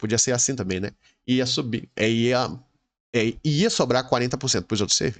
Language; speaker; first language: Portuguese; native; Portuguese